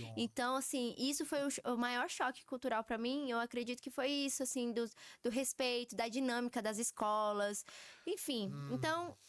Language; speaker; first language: Portuguese; early bilingual, heritage; Portuguese